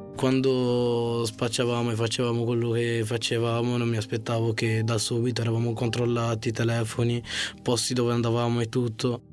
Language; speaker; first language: Italian; early bilingual, other home language; Arabic